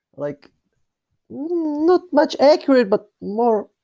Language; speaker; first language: English; non-native, fluent; Czech